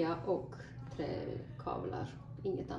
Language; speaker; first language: Swedish; non-native, fluent; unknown